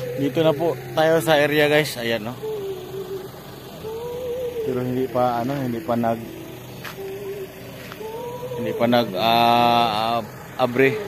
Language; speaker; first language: Filipino; early bilingual, heritage; Filipino